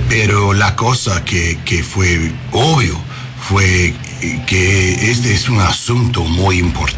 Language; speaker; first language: Spanish; non-native, learner; English